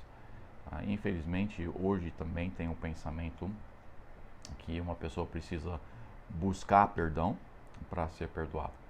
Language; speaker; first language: Portuguese; non-native, fluent; English